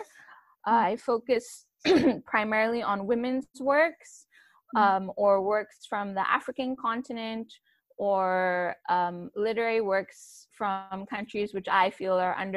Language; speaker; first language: English; non-native, local second language; Urdu